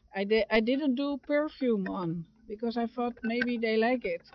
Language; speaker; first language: English; non-native, fluent; Dutch